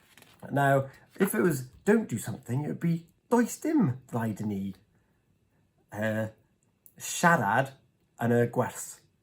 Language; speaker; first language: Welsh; non-native, learner; English